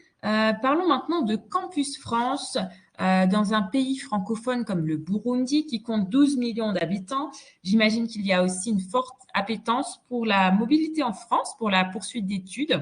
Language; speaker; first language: French; native; French